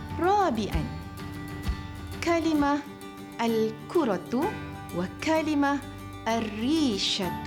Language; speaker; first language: Arabic; non-native, fluent; Malay